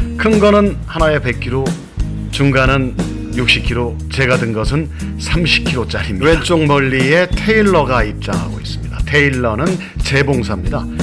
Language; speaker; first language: Korean; native; Korean